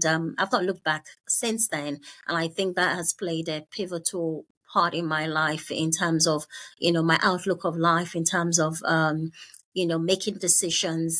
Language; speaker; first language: English; non-native, local second language; Yoruba